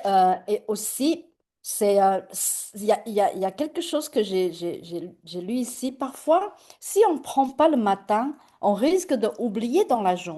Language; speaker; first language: French; non-native, fluent; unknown